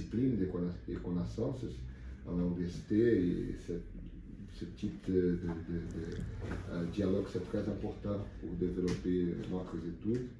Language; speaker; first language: French; non-native, learner; Portuguese